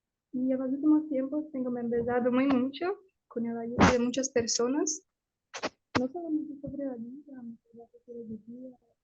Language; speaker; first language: Spanish; non-native, learner; Portuguese